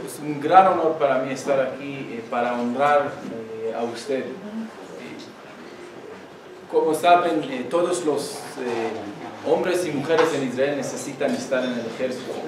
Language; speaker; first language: Spanish; non-native, learner; Hebrew